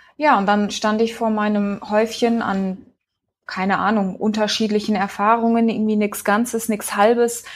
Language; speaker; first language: German; early bilingual, heritage; German